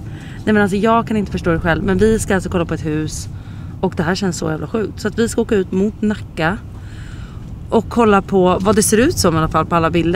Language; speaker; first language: Swedish; native; Swedish